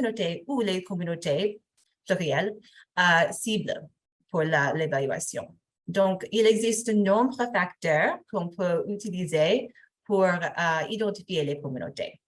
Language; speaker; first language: French; non-native, fluent; English